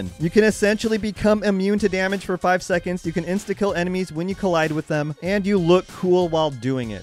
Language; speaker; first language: English; native; English